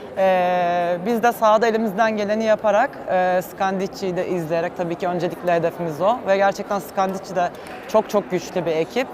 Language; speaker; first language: Turkish; native; Turkish